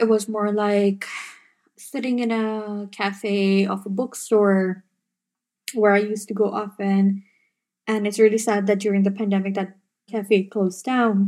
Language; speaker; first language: English; non-native, local second language; Urdu